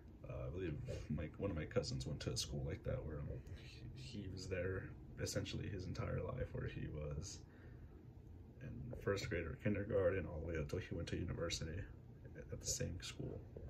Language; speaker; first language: English; native; English